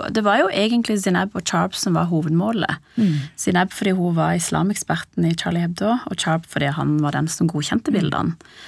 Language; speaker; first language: Norwegian; early bilingual, other home language; Persian